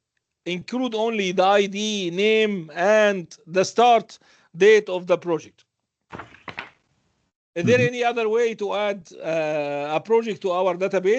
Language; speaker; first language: English; non-native, fluent; Arabic